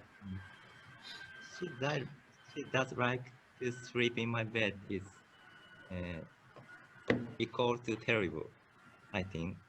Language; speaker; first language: English; non-native, learner; Japanese